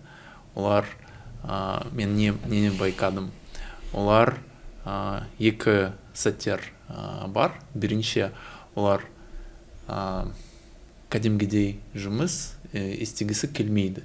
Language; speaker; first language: Kazakh; non-native, learner; Russian